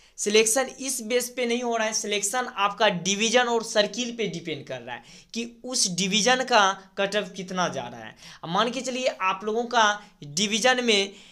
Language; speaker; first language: Hindi; native; Hindi